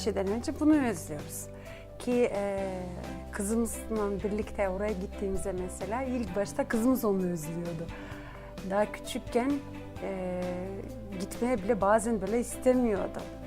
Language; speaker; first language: Turkish; non-native, fluent; Gagauz